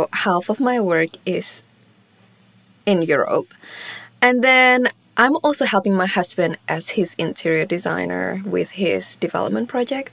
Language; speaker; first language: English; non-native, local second language; Chinese